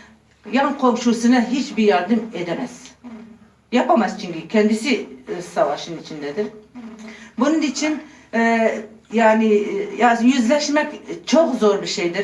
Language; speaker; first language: Turkish; non-native, local second language; Kurdish